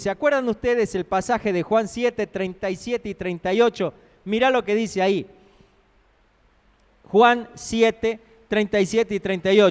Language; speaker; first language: Spanish; native; Spanish